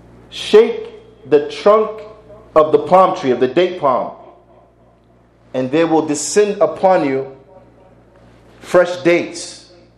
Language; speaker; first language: English; native; English